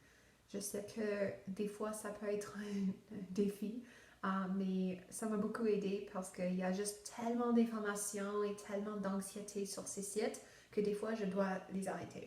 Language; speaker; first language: French; non-native, local second language; English